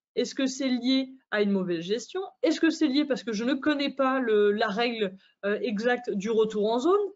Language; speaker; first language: French; native; French